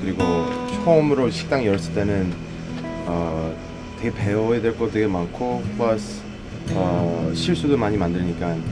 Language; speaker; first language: Korean; early bilingual, heritage; English